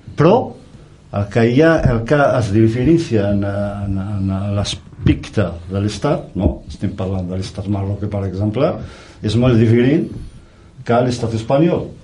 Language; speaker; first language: Catalan; non-native, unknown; Riffian